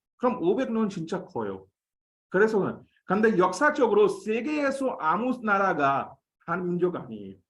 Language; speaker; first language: Korean; non-native, fluent; Hindi